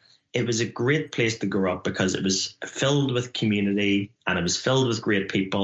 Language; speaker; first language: English; native; English